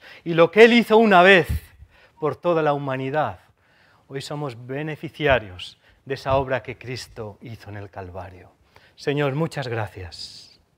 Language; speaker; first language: Spanish; native; Spanish